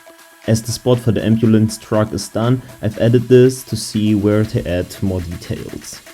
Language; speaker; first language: English; non-native, fluent; German